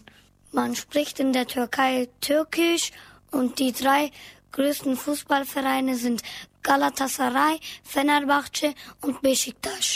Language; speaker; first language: German; early bilingual, other home language; Turkish